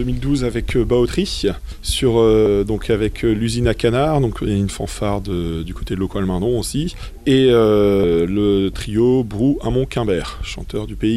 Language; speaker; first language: French; native; French